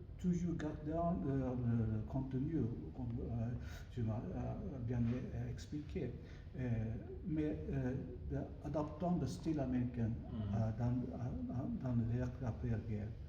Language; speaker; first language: French; non-native, learner; Japanese